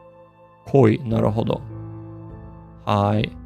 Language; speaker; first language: Japanese; non-native, learner; English